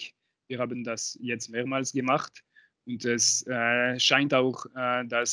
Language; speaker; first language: German; non-native, local second language; French